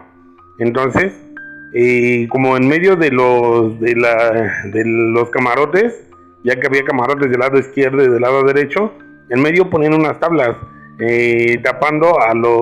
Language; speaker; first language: Spanish; native; Spanish